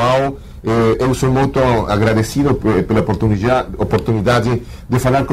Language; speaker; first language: Portuguese; non-native, learner; Spanish